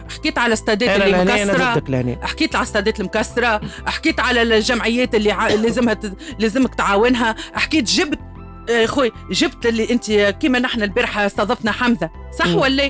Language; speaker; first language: Arabic; native; Arabic